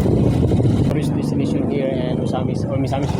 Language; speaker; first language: English; non-native, learner; Cebuano